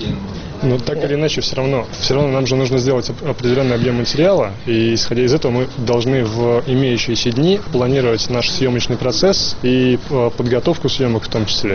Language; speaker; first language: Russian; native; Russian